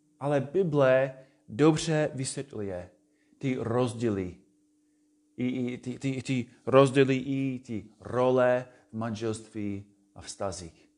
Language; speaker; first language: Czech; non-native, fluent; English